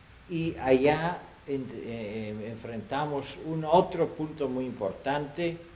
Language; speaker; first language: Spanish; non-native, fluent; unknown